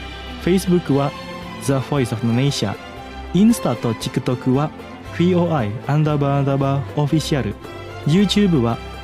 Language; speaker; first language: Japanese; non-native, fluent; Indonesian